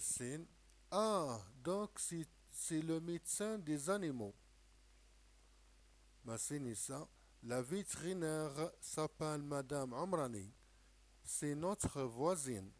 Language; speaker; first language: French; non-native, local second language; Arabic